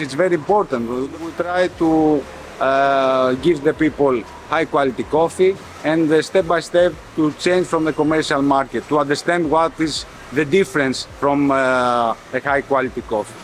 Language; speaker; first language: English; non-native, fluent; Greek